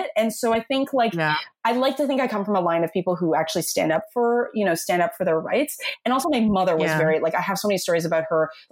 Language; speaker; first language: English; native; English